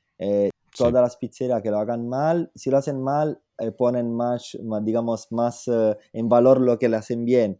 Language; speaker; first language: Spanish; non-native, fluent; Italian